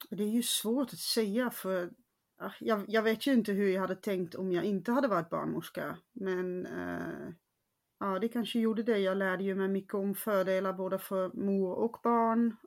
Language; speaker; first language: Swedish; non-native, fluent; Dutch